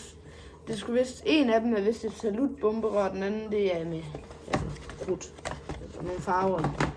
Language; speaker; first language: Danish; native; Danish